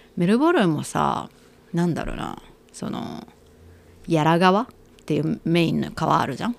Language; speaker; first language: Japanese; native; Japanese